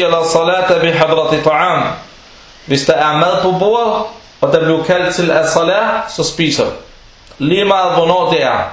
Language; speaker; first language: Danish; non-native, fluent; Arabic